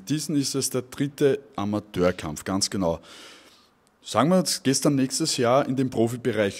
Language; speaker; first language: German; native; German